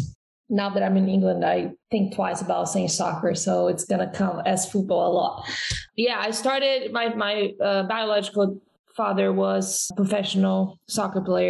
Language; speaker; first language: English; non-native, fluent; Portuguese